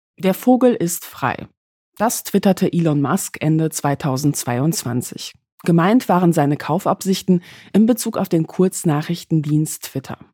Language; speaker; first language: German; early bilingual, other home language; Polish